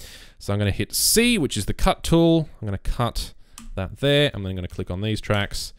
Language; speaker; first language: English; native; English